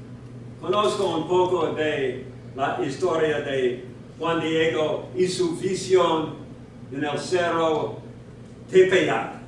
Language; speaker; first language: Spanish; non-native, learner; English